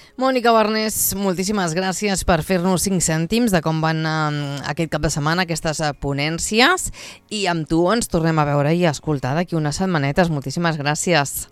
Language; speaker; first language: Catalan; native; Catalan